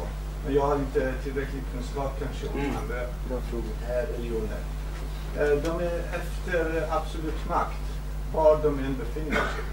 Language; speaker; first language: Swedish; non-native, fluent; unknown